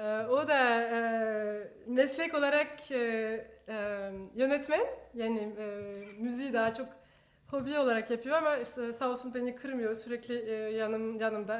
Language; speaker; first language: Turkish; non-native, fluent; French